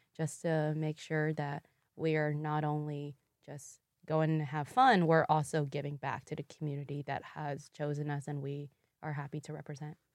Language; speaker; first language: English; early bilingual, other home language; Vietnamese